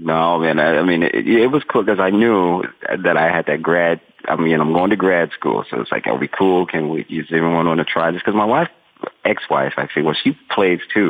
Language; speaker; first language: English; native; English